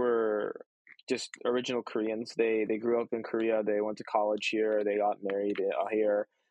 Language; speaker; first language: English; early bilingual, other home language; Korean